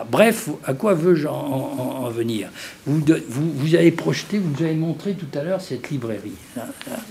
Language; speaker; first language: French; native; French